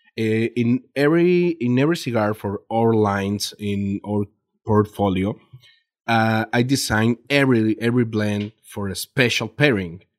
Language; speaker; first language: English; non-native, learner; Spanish